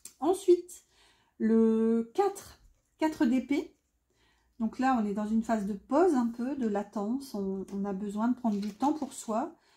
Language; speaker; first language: French; native; French